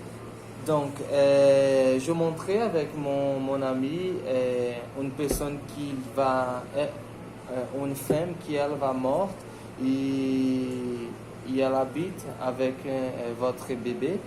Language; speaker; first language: French; non-native, learner; Portuguese